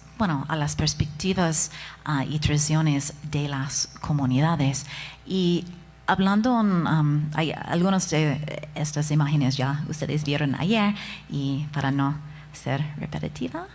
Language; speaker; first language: Spanish; non-native, fluent; English